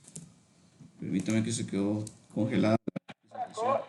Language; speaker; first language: Spanish; native; Spanish